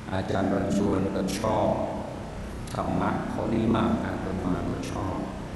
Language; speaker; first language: Thai; non-native, fluent; English